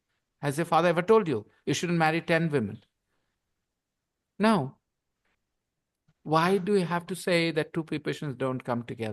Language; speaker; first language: English; non-native, local second language; Hindi